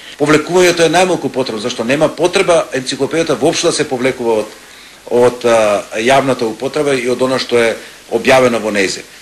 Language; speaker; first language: Macedonian; native; Macedonian